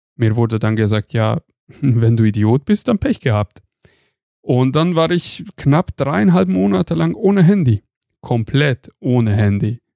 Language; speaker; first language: German; non-native, fluent; Hungarian